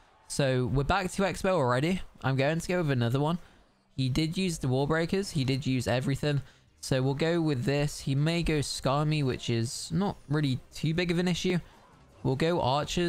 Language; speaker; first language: English; native; English